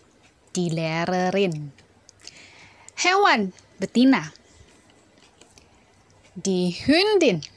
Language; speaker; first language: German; non-native, fluent; Indonesian